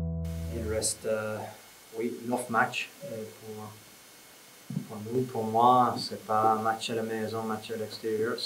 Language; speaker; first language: French; non-native, fluent; English